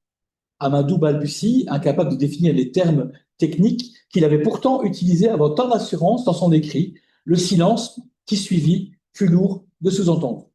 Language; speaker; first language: French; native; French